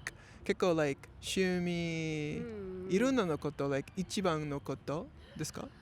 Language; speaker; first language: Japanese; non-native, learner; English